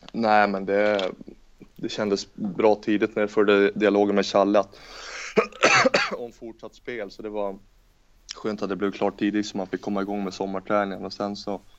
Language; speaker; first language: Swedish; native; Swedish